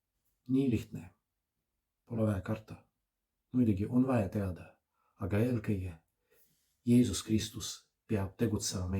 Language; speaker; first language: Estonian; non-native, fluent; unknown